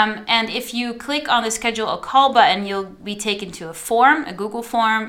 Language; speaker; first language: English; non-native, fluent; Dutch